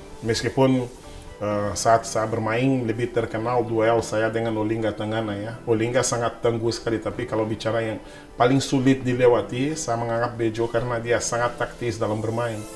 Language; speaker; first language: Indonesian; non-native, fluent; Portuguese